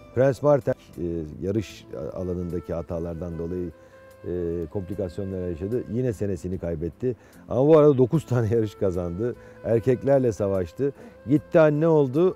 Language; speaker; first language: Turkish; native; Turkish